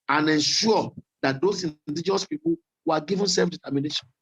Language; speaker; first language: English; non-native, local second language; Yoruba